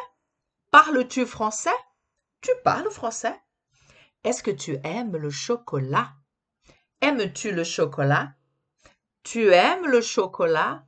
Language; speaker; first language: French; non-native, fluent; Portuguese